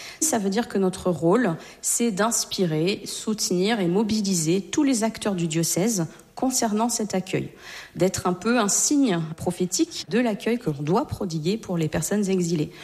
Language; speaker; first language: French; native; French